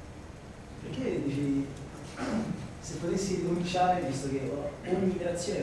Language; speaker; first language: Italian; native; Italian